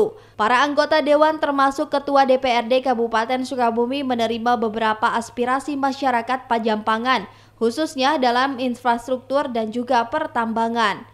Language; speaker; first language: Indonesian; native; Indonesian